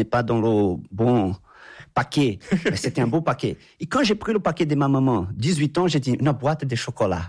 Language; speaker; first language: French; non-native, fluent; Portuguese